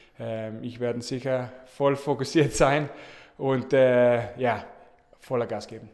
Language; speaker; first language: German; non-native, learner; Danish